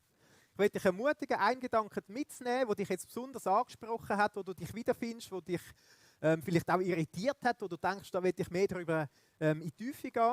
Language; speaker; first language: German; native; German